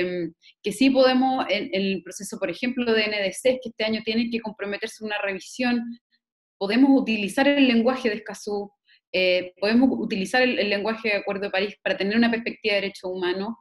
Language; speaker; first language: Spanish; native; Spanish